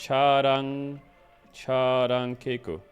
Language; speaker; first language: Korean; non-native, learner; English